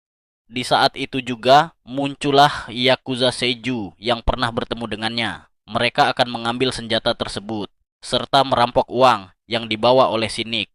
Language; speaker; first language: Indonesian; native; Indonesian